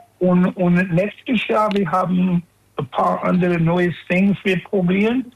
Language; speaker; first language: German; non-native, learner; English